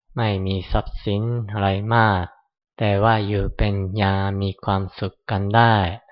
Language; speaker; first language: Thai; non-native, fluent; Japanese